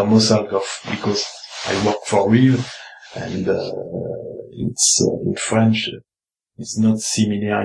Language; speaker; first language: English; non-native, learner; French